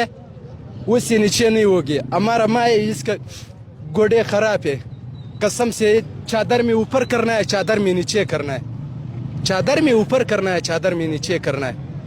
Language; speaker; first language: Hindi; non-native, local second language; Pashto